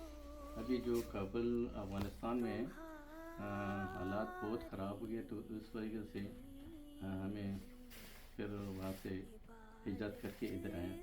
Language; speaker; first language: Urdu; non-native, learner; Pashto